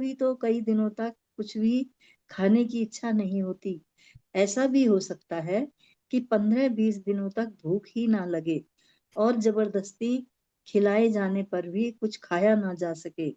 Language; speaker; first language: Hindi; native; Hindi